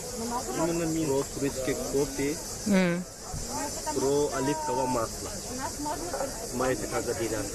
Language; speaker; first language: Russian; non-native, learner; Turkish